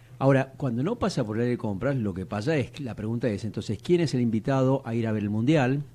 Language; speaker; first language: Spanish; native; Spanish